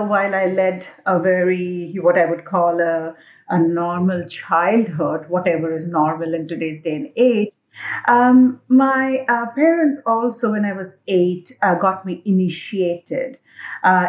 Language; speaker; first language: English; non-native, local second language; Assamese